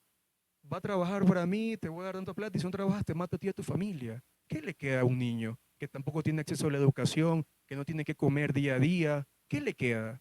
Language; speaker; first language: Spanish; native; Spanish